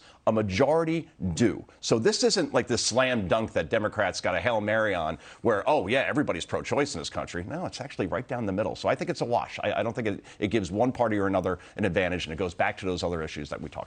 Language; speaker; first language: English; native; English